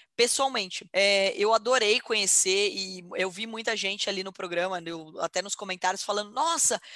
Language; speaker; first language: Portuguese; native; Portuguese